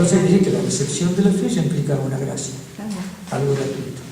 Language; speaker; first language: Spanish; native; Spanish